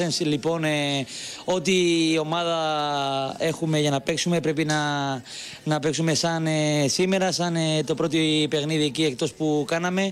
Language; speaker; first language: Greek; non-native, learner; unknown